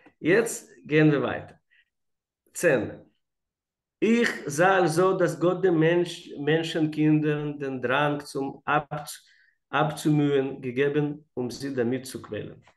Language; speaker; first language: German; non-native, fluent; Russian